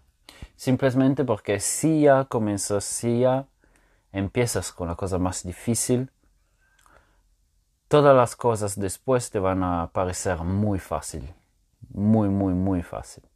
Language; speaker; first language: Spanish; non-native, fluent; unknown